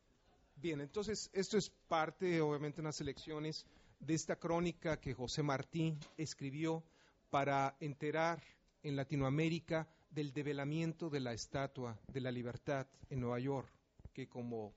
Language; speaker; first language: Spanish; native; Spanish